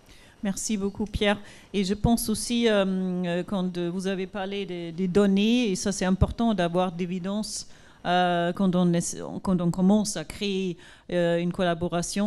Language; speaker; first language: French; non-native, fluent; German